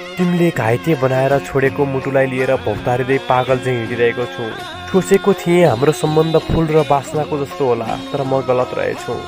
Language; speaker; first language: Nepali; native; Nepali